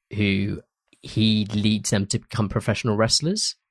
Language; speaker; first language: English; early bilingual, other home language; Hindi